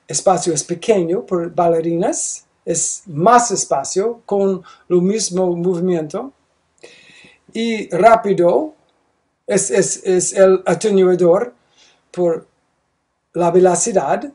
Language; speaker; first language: Spanish; non-native, learner; English